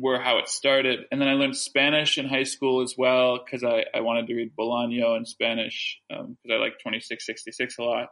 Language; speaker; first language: English; early bilingual, other home language; French